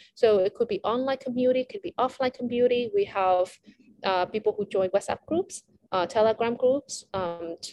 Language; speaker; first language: English; non-native, fluent; Vietnamese